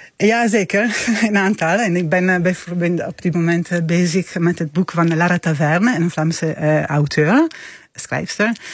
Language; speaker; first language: Dutch; non-native, fluent; Italian